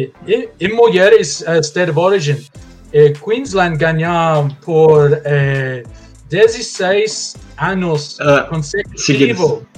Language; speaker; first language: Portuguese; non-native, learner; English